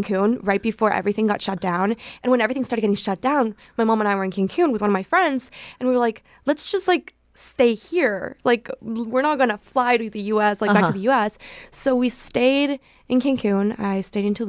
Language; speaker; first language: English; non-native, fluent; Spanish